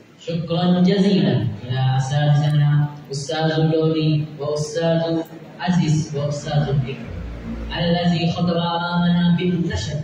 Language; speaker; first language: Arabic; non-native, learner; Indonesian